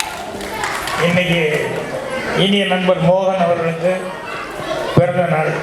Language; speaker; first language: Tamil; native; Tamil